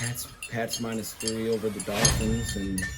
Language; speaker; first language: English; native; English